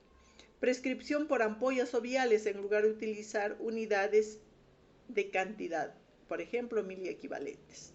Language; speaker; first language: Spanish; native; Spanish